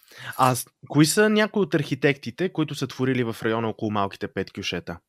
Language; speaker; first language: Bulgarian; native; Bulgarian